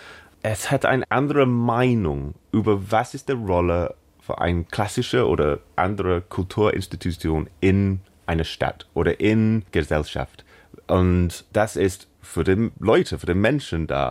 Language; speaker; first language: German; non-native, learner; English